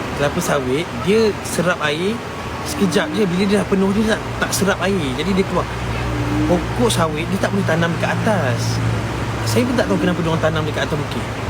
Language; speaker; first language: Malay; native; Malay